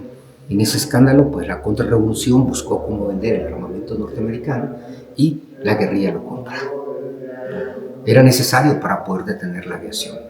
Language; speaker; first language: Spanish; native; Spanish